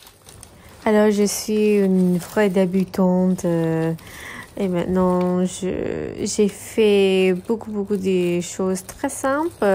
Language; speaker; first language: French; non-native, learner; English